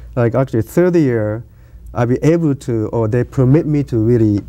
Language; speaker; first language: English; non-native, learner; Japanese